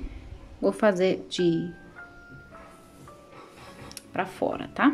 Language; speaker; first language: Portuguese; non-native, fluent; German